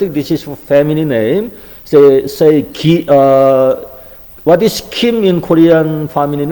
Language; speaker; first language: English; non-native, fluent; Korean